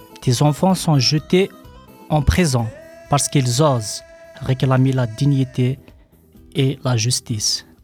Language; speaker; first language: French; non-native, local second language; Kabyle